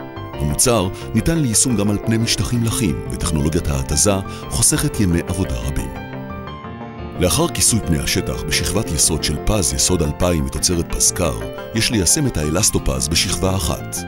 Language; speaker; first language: Hebrew; native; Hebrew